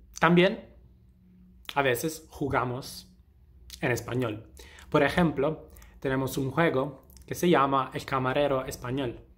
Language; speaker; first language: Spanish; non-native, fluent; Italian